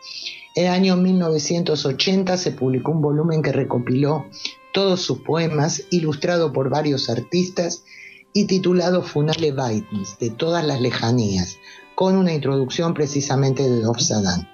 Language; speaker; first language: Spanish; native; Spanish